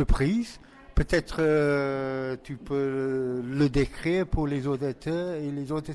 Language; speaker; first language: French; non-native, learner; English